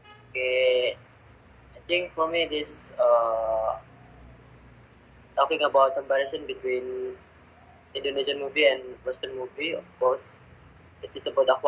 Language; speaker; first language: English; non-native, learner; Indonesian